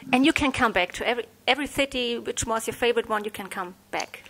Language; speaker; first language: English; non-native, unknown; German